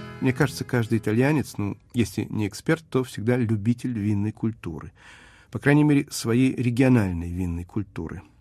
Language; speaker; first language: Russian; native; Russian